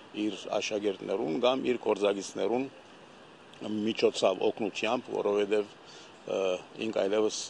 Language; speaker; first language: Armenian; early bilingual, heritage; Armenian